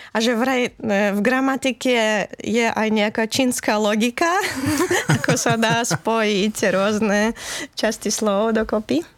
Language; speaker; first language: Slovak; non-native, fluent; Latvian